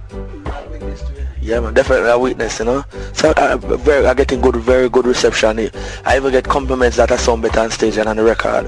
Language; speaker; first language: English; non-native, local second language; Jamaican Creole English